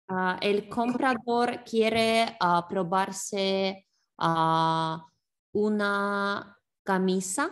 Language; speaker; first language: Spanish; non-native, learner; English